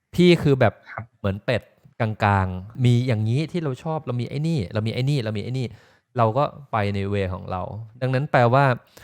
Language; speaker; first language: Thai; native; Thai